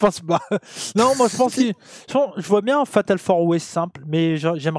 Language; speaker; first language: French; native; French